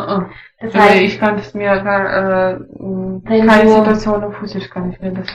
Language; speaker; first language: German; non-native, learner; Russian